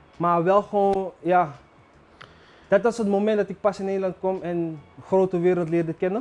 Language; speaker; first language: Dutch; non-native, local second language; Papiamento